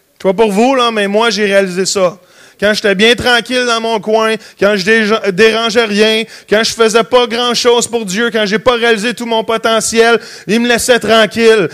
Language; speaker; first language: French; native; French